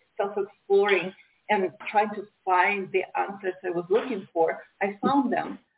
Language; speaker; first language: English; non-native, fluent; Romanian